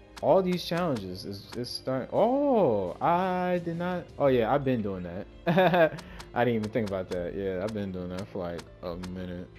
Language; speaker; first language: English; native; English